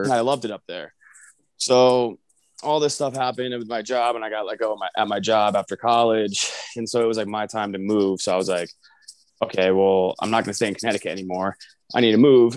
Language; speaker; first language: English; native; English